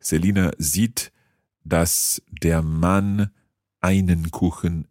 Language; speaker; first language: German; non-native, learner; English